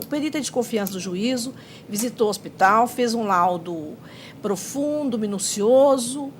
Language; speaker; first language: Portuguese; native; Portuguese